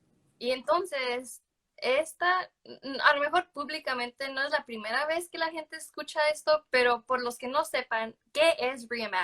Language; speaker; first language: Spanish; early bilingual, other home language; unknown